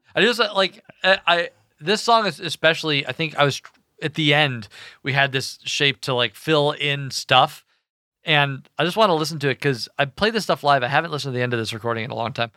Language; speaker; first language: English; native; English